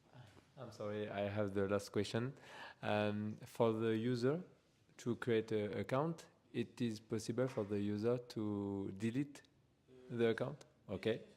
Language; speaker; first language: English; non-native, learner; French